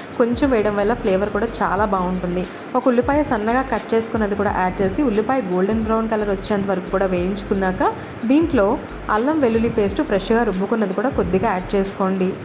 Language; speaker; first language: Telugu; native; Telugu